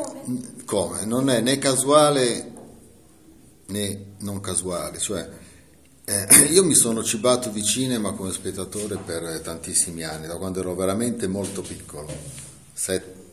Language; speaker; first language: Italian; native; Italian